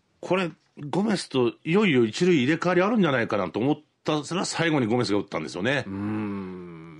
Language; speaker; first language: Japanese; native; Japanese